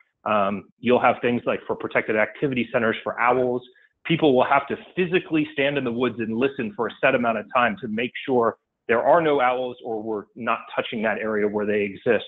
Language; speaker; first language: English; native; English